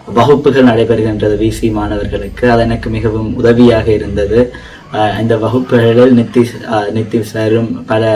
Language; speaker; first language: Tamil; early bilingual, heritage; Tamil